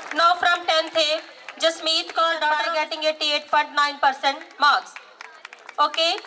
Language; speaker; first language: English; non-native, local second language; Punjabi